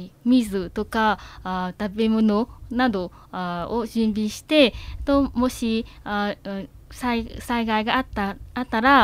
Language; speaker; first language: Japanese; non-native, fluent; Vietnamese